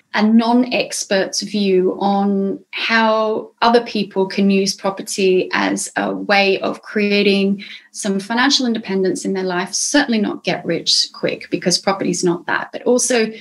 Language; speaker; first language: English; native; English